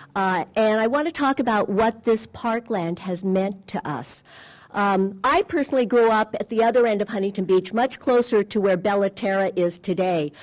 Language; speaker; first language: English; native; English